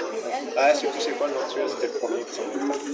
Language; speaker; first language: French; native; French